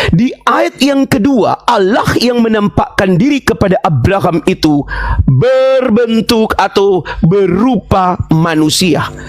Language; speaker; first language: Indonesian; native; Indonesian